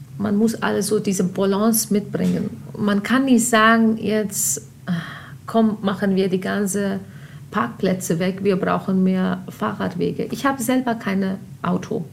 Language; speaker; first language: German; non-native, fluent; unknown